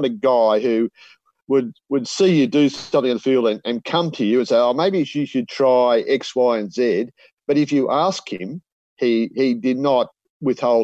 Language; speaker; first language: English; native; English